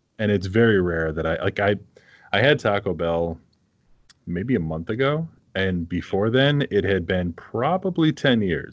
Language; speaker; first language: English; native; English